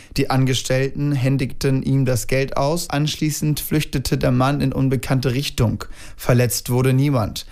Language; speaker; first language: German; native; German